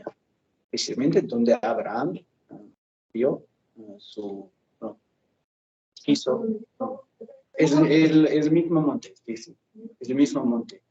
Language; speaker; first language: Spanish; non-native, fluent; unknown